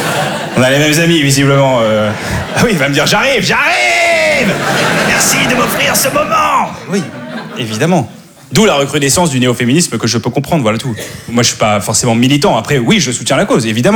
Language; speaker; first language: French; native; French